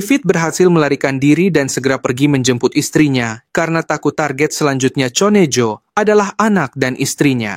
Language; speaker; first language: Indonesian; native; Indonesian